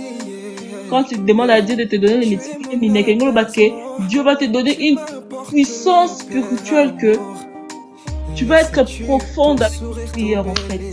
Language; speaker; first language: French; non-native, local second language; Lingala